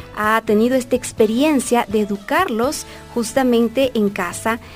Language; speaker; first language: Spanish; native; Spanish